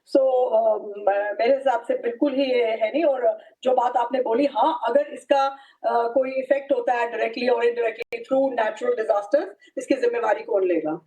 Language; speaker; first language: Hindi; native; Hindi